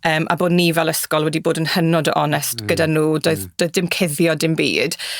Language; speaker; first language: Welsh; native; Welsh